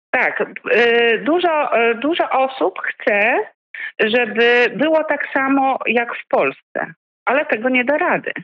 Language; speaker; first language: Polish; native; Polish